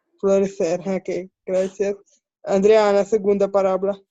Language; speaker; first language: Spanish; non-native, learner; Ukrainian